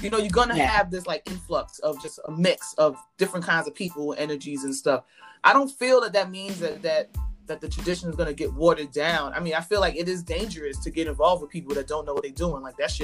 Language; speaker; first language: English; native; English